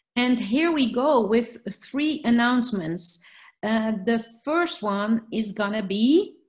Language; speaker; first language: English; non-native, fluent; Dutch